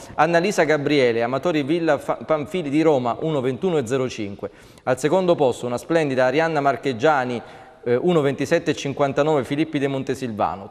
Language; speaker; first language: Italian; native; Italian